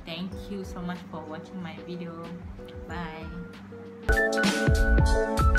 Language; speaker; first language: English; non-native, local second language; Malay